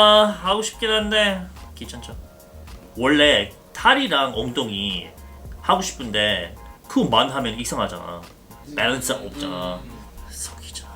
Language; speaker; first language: Korean; early bilingual, heritage; Korean